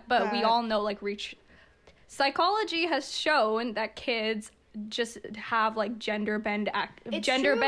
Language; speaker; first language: English; early bilingual, other home language; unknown